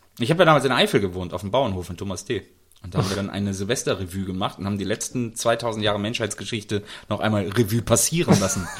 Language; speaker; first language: German; native; German